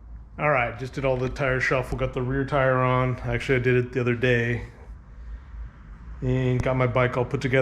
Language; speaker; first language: English; native; English